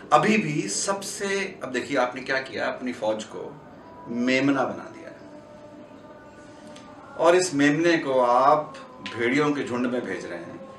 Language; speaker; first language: Hindi; native; Hindi